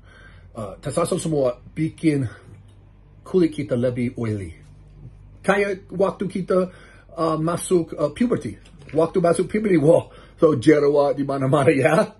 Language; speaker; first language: Indonesian; non-native, learner; English